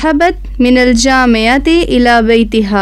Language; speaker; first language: Arabic; non-native, learner; Urdu